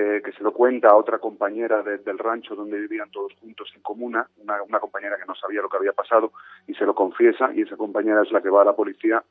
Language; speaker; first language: Spanish; native; Spanish